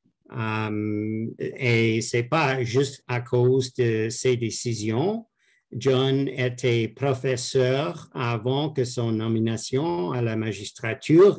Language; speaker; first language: French; non-native, fluent; English